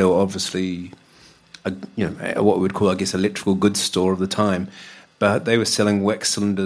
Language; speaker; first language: English; native; English